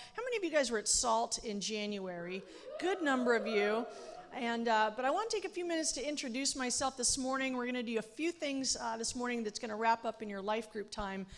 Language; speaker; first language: English; native; English